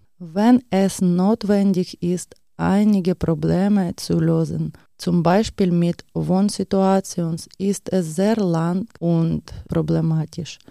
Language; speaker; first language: German; non-native, learner; Ukrainian